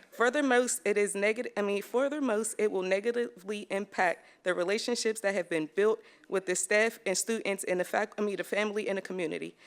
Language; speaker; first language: English; native; English